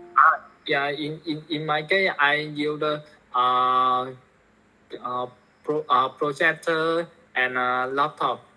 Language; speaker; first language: English; non-native, learner; Vietnamese